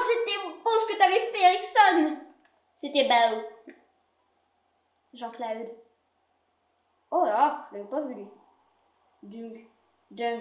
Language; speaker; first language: French; native; French